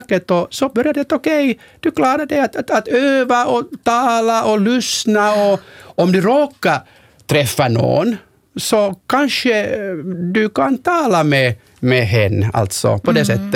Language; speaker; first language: Swedish; non-native, local second language; Finnish